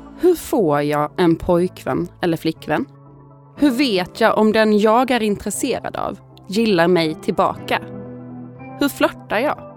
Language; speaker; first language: Swedish; native; Swedish